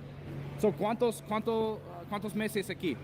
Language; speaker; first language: Spanish; non-native, learner; English